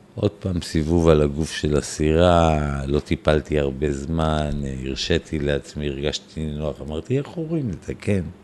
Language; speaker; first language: Hebrew; native; Hebrew